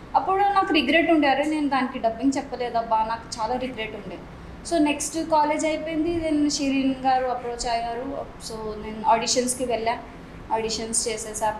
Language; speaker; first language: Telugu; non-native, local second language; Marathi